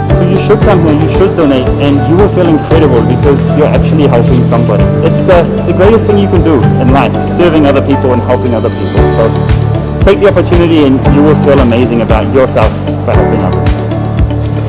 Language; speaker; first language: English; native; English